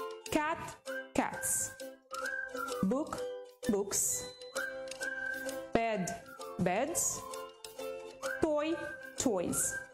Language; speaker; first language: English; non-native, fluent; Romanian